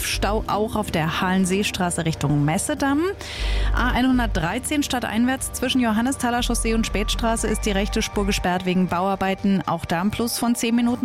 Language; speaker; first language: German; native; German